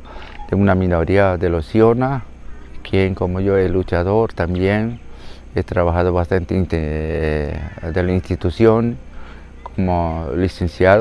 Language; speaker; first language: Spanish; non-native, local second language; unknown